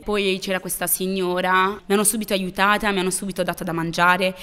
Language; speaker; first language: Italian; early bilingual, other home language; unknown